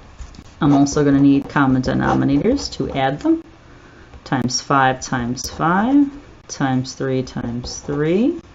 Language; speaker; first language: English; native; English